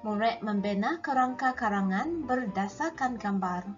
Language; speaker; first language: Malay; non-native, local second language; Chinese